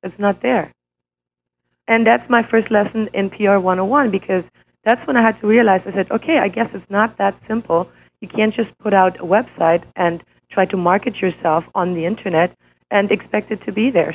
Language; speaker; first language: English; non-native, fluent; German